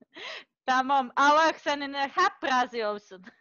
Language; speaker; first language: Turkish; non-native, learner; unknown